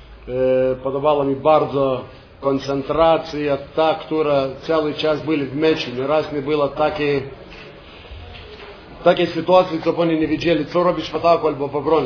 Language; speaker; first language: Polish; non-native, fluent; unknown